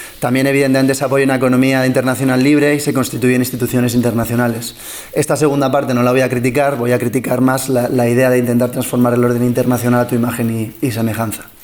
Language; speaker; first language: Spanish; early bilingual, other home language; English